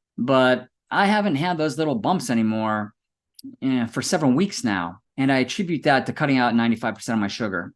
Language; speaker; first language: English; native; English